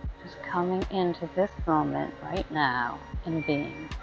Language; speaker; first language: English; native; English